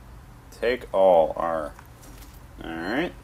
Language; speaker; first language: English; native; English